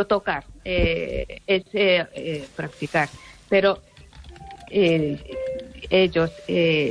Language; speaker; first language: Spanish; non-native, learner; Japanese